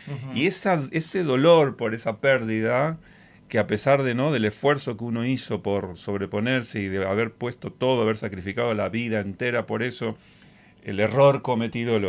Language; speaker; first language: Spanish; native; Spanish